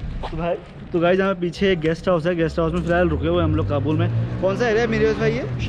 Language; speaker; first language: Hindi; native; Hindi